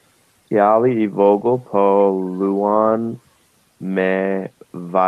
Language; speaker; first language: Albanian; non-native, learner; English